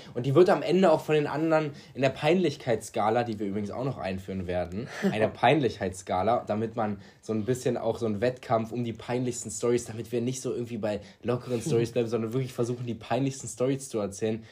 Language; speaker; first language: German; early bilingual, other home language; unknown